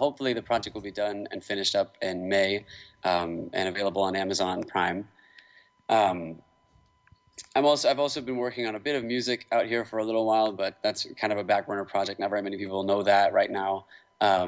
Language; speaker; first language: English; native; English